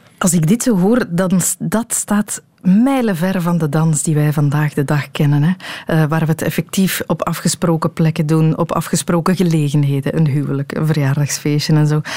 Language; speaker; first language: Dutch; native; Dutch